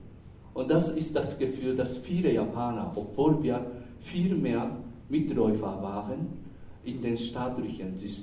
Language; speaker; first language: German; non-native, fluent; Japanese